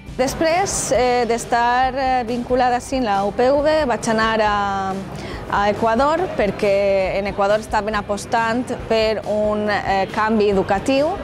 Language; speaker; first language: Catalan; non-native, fluent; Arabic